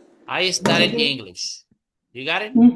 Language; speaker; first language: English; non-native, fluent; Spanish